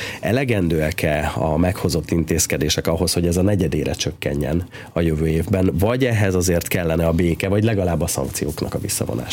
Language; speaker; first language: Hungarian; native; Hungarian